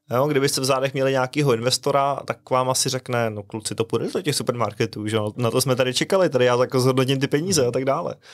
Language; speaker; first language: Czech; native; Czech